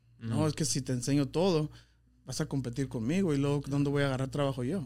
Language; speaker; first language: Spanish; early bilingual, heritage; Spanish